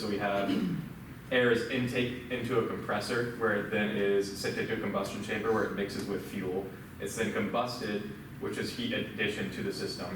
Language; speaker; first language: English; native; English